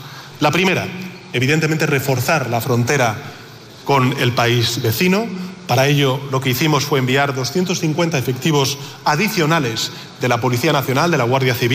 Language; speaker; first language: Spanish; native; Spanish